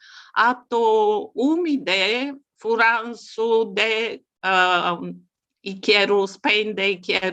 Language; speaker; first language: Japanese; non-native, learner; Bulgarian